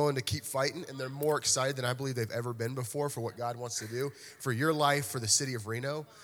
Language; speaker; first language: English; native; English